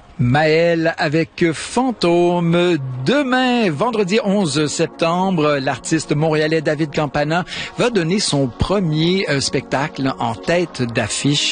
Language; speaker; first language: French; native; French